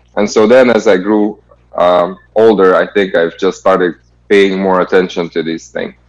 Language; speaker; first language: English; non-native, fluent; Kazakh